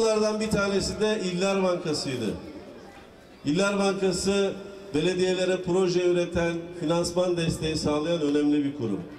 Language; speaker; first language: Turkish; native; Turkish